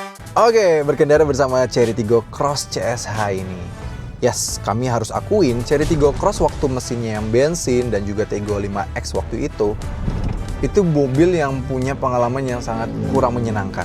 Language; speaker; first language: Indonesian; native; Indonesian